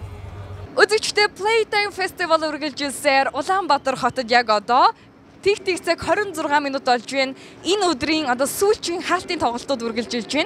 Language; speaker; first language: Mongolian; native; Mongolian